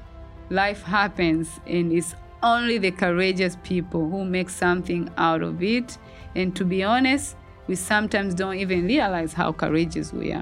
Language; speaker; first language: English; non-native, local second language; Swahili